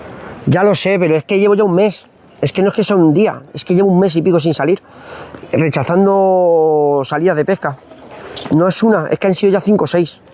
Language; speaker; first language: Spanish; native; Spanish